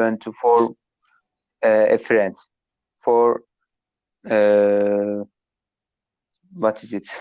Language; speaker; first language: English; non-native, learner; Turkish